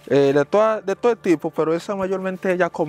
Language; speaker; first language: Spanish; native; Spanish